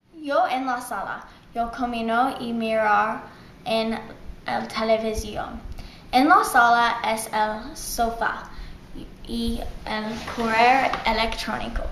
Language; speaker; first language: Spanish; non-native, learner; English